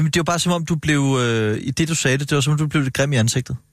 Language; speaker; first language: Danish; native; Danish